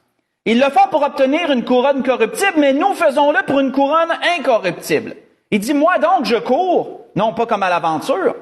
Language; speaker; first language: French; native; French